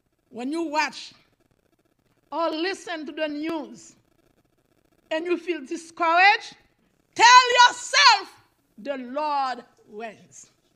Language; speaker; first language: English; non-native, learner; Haitian Creole